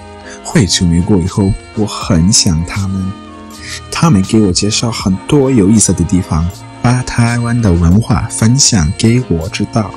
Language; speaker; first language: Chinese; non-native, learner; English